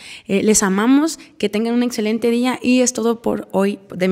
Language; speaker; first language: Spanish; native; Spanish